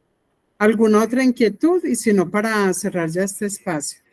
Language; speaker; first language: Spanish; native; Spanish